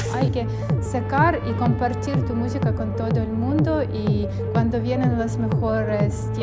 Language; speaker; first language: Spanish; non-native, fluent; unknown